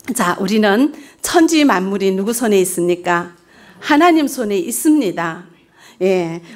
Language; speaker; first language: Korean; early bilingual, heritage; Korean